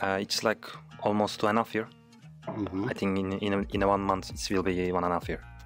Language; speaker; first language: English; non-native, learner; Turkish